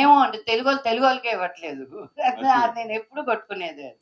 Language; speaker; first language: Telugu; native; Telugu